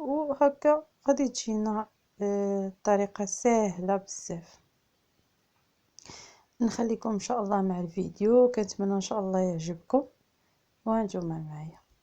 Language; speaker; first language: Arabic; native; Arabic